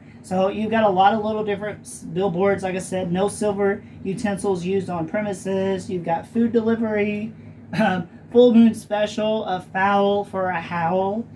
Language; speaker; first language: English; native; English